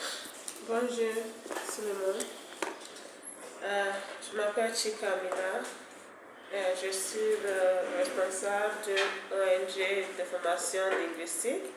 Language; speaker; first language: French; non-native, fluent; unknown